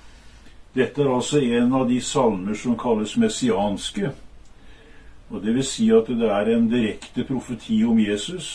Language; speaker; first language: Norwegian; native; Norwegian